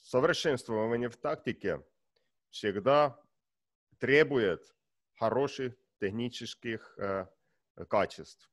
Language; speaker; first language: Russian; non-native, learner; Estonian